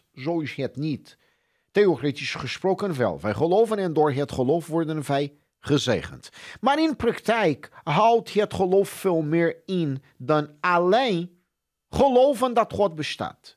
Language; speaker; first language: Dutch; non-native, fluent; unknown